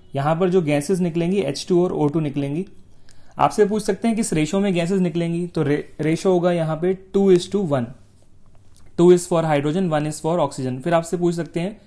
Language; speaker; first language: Hindi; native; Hindi